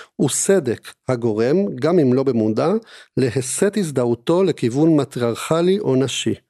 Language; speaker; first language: Hebrew; non-native, fluent; Spanish